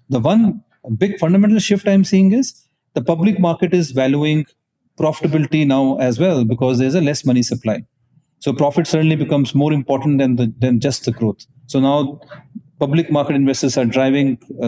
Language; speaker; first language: English; non-native, local second language; Punjabi